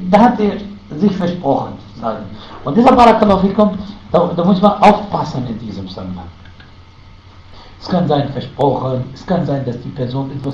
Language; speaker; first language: German; non-native, fluent; Arabic